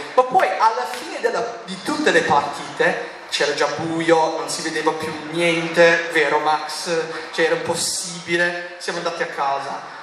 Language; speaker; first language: Italian; non-native, fluent; English